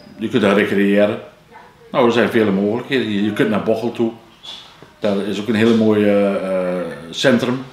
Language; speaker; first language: Dutch; native; Dutch